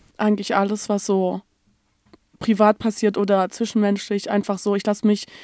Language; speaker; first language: German; native; German